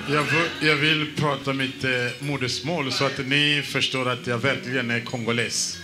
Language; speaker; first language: Swedish; non-native, fluent; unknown